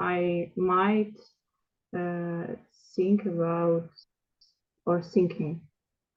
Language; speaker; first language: English; non-native, learner; Russian